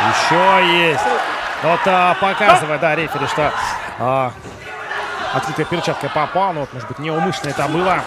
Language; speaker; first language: Russian; native; Russian